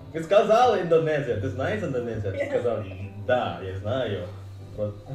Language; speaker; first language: Russian; non-native, learner; Indonesian